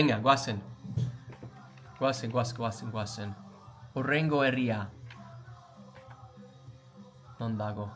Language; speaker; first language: Basque; non-native, learner; English